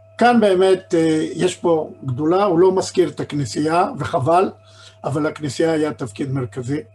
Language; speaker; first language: Hebrew; native; Hebrew